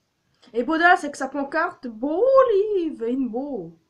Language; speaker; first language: French; native; French